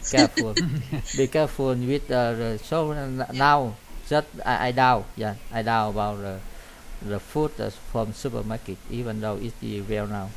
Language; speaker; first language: English; non-native, learner; Vietnamese